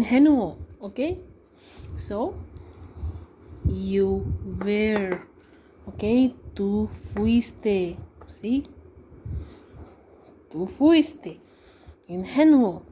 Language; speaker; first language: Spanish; non-native, learner; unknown